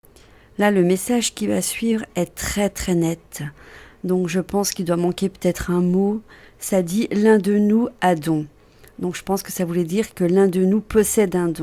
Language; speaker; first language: French; native; French